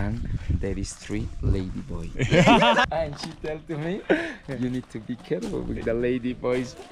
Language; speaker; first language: English; non-native, learner; Spanish